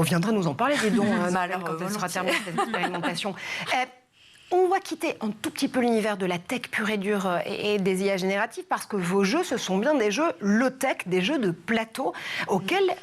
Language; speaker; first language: French; native; French